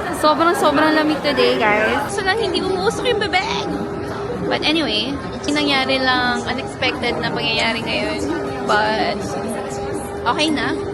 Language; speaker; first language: Filipino; native; Filipino